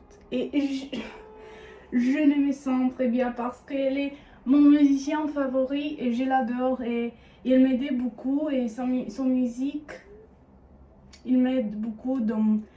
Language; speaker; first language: French; non-native, learner; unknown